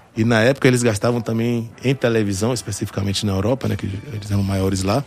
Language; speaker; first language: Portuguese; early bilingual, other home language; French